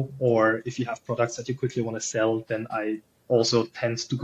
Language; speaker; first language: English; non-native, fluent; German